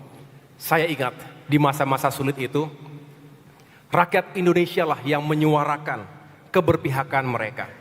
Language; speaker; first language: Indonesian; native; Indonesian